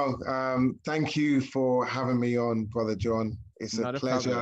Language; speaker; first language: English; native; English